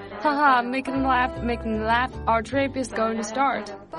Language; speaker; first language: English; non-native, fluent; Chinese